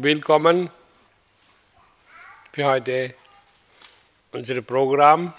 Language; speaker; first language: German; non-native, fluent; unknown